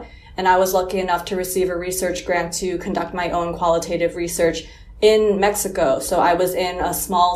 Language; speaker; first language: English; native; English